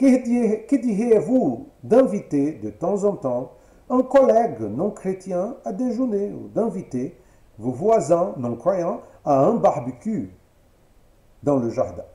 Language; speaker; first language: French; non-native, fluent; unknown